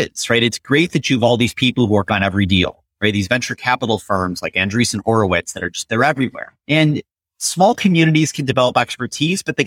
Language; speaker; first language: English; native; English